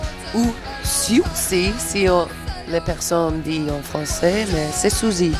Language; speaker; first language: French; non-native, fluent; English